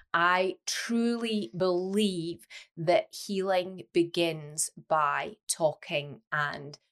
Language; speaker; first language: English; native; English